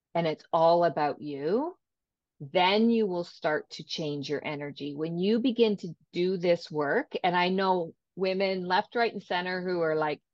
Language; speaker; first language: English; native; English